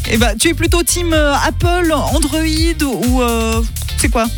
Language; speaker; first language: French; native; French